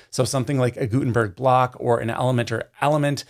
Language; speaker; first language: English; native; English